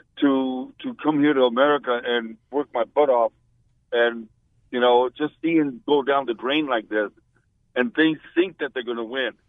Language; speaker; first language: English; early bilingual, other home language; Spanish